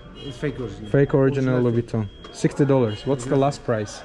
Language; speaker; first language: English; non-native, fluent; Azerbaijani